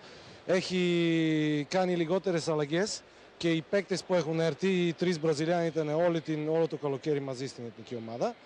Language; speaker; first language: Greek; non-native, fluent; Bulgarian